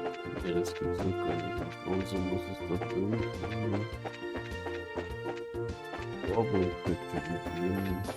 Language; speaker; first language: German; native; German